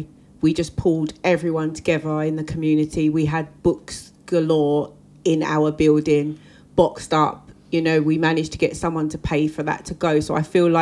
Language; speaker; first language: English; native; English